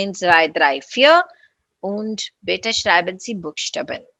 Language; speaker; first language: German; non-native, learner; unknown